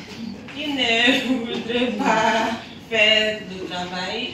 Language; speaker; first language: French; non-native, learner; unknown